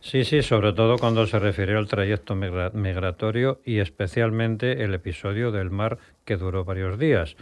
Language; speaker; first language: Spanish; native; Spanish